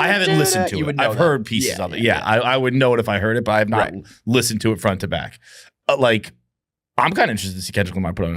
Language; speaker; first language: English; native; English